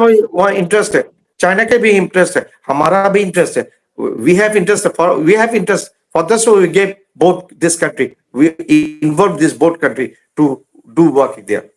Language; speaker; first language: Hindi; non-native, learner; Bangla